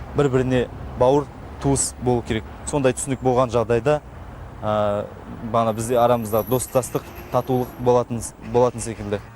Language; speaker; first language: Kazakh; non-native, local second language; Tajik